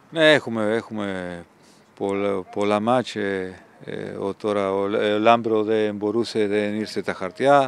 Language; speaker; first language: Greek; non-native, fluent; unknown